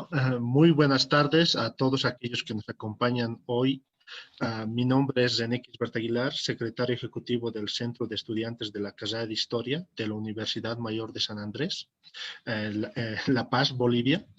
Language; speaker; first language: Spanish; native; Spanish